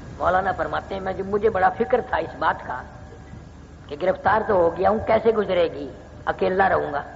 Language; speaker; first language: Urdu; non-native, local second language; Saraiki